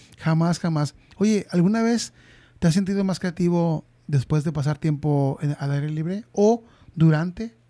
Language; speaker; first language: Spanish; early bilingual, heritage; Spanish